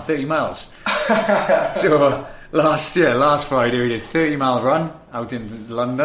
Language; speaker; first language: English; native; English